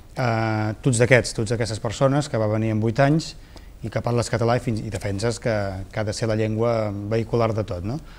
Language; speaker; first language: Catalan; native; Catalan